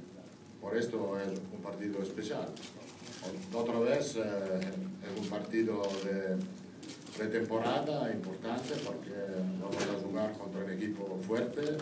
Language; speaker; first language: Spanish; non-native, fluent; Italian